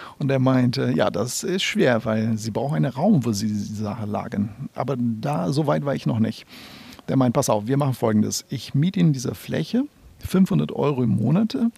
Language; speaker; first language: German; non-native, fluent; Portuguese